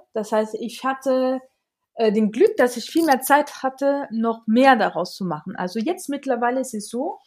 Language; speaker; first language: German; non-native, fluent; French